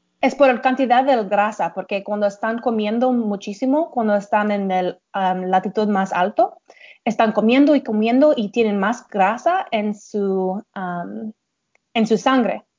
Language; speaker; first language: Spanish; non-native, learner; English